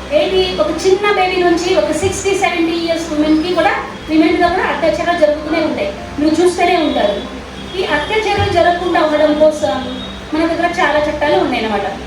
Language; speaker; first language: Telugu; non-native, local second language; Marathi